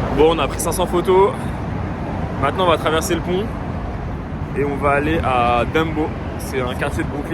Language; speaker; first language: French; native; French